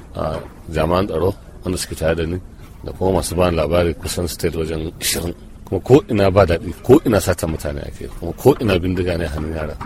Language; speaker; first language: Hausa; native; Hausa